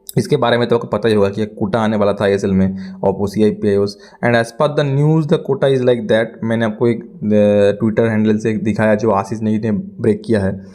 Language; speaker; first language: Hindi; native; Hindi